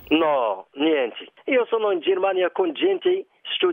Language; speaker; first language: Italian; non-native, learner; Arabic